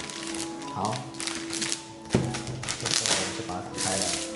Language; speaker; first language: Chinese; native; Chinese